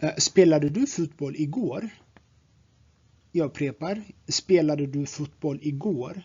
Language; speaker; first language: Swedish; non-native, fluent; Tigrinya